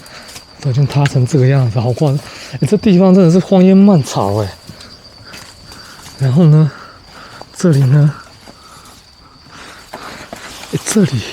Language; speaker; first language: Chinese; native; Chinese